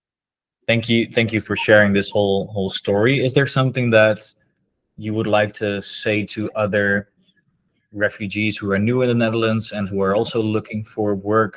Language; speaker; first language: English; non-native, fluent; Dutch